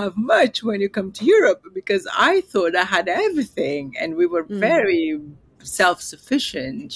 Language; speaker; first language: English; non-native, fluent; Upper Guinea Crioulo